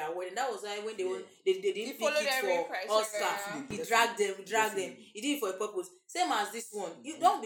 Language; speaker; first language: English; non-native, local second language; Igbo